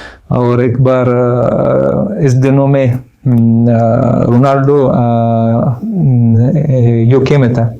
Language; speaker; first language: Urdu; non-native, learner; Pashto